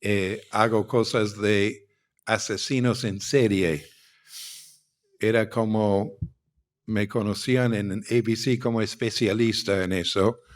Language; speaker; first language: Spanish; non-native, fluent; English